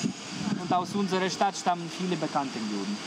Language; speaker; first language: German; non-native, fluent; Ukrainian